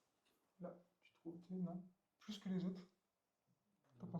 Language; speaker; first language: French; native; French